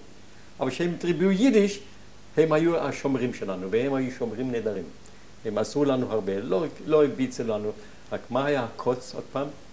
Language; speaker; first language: Hebrew; non-native, fluent; German